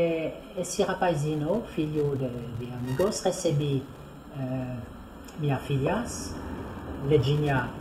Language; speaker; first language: Portuguese; non-native, fluent; French